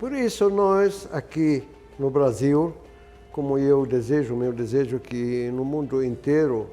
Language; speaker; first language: Portuguese; non-native, fluent; Arabic